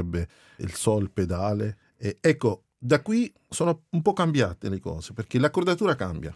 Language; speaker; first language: Italian; non-native, fluent; Arabic